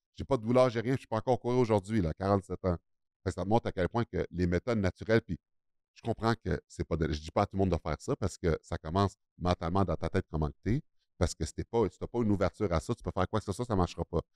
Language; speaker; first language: French; native; French